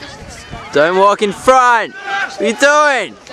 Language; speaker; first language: English; native; English